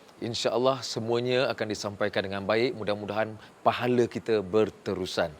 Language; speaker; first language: Malay; native; Malay